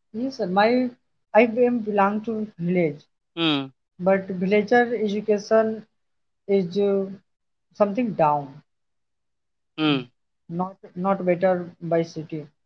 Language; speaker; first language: English; non-native, learner; Hindi